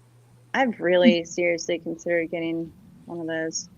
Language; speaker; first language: English; native; English